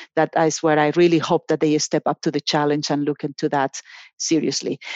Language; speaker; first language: English; non-native, fluent; Spanish